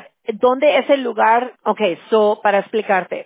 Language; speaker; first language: Spanish; early bilingual, heritage; Spanish